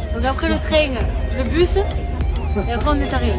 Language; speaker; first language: French; native; French